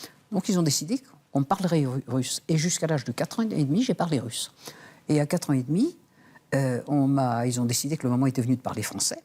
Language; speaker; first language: French; native; French